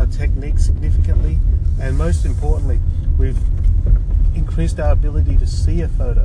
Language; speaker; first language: English; native; English